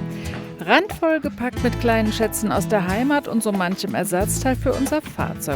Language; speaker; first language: German; native; German